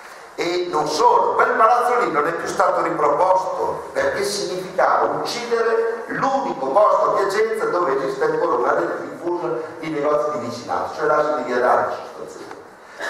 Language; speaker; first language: Italian; native; Italian